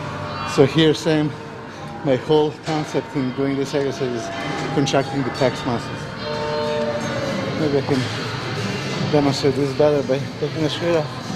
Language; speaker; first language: English; non-native, fluent; Serbian